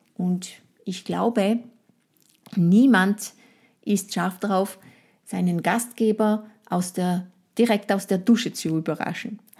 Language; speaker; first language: German; non-native, fluent; French